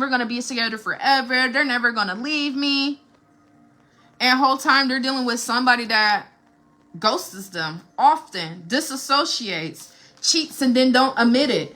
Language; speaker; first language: English; native; English